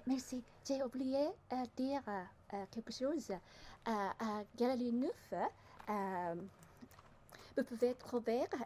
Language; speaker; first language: French; non-native, learner; Japanese